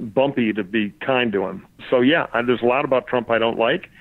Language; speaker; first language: English; native; English